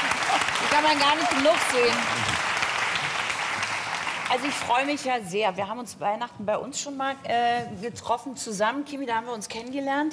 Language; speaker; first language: German; native; German